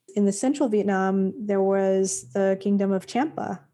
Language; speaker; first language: English; native; English